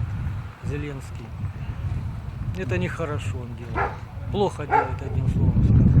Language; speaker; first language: Russian; native; Russian